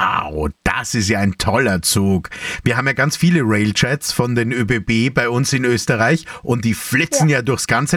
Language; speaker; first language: German; native; German